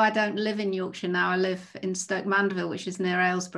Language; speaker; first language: English; native; English